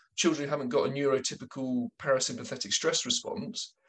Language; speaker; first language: English; native; English